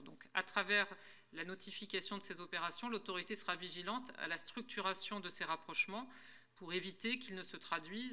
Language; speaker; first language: French; native; French